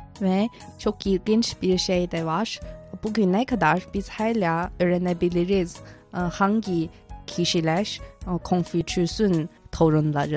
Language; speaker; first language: Turkish; non-native, fluent; Chinese